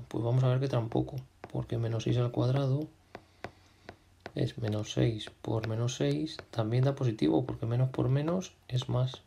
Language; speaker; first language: Spanish; native; Spanish